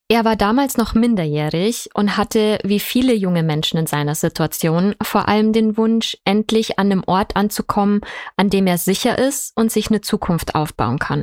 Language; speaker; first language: German; native; German